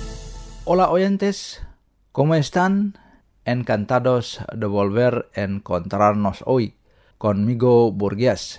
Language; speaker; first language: Spanish; non-native, fluent; Indonesian